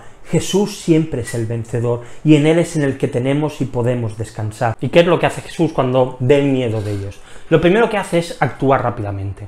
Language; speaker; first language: Spanish; native; Spanish